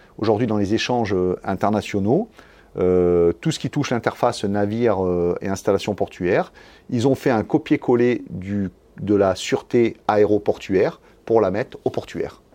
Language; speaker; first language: French; native; French